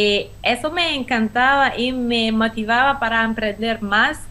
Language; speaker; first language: Spanish; non-native, fluent; French